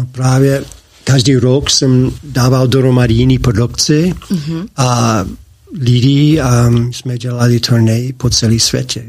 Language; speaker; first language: Czech; non-native, learner; English